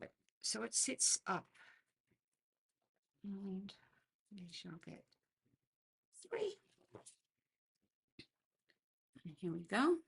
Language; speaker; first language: English; native; English